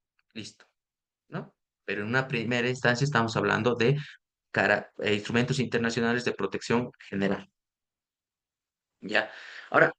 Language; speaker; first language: Spanish; native; Spanish